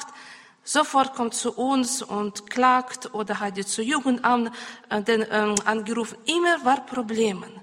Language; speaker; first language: German; non-native, learner; Russian